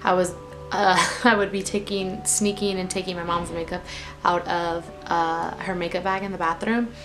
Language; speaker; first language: English; native; English